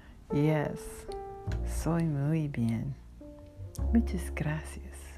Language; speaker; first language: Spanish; non-native, learner; English